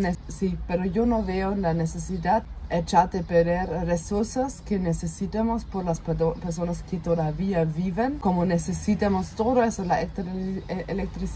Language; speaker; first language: Spanish; non-native, fluent; German